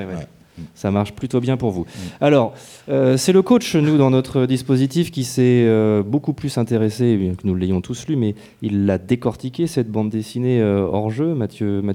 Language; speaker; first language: French; native; French